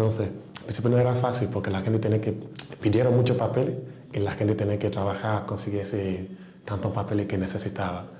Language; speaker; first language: Spanish; non-native, learner; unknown